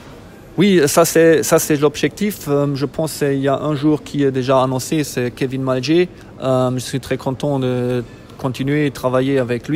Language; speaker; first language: French; non-native, fluent; German